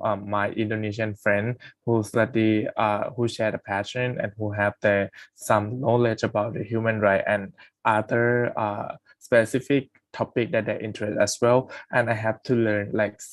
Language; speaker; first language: English; non-native, fluent; Thai